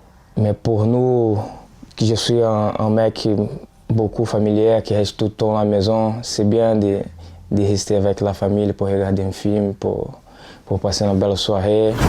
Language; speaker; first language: French; non-native, fluent; Portuguese